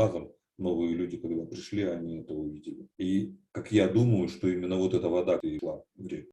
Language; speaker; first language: Russian; native; Russian